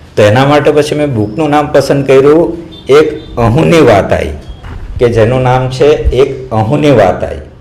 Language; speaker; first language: Gujarati; non-native, local second language; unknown